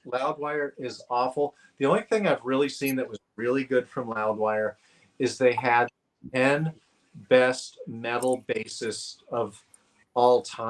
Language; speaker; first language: English; native; English